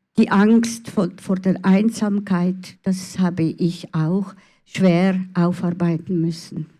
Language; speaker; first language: German; early bilingual, other home language; Italian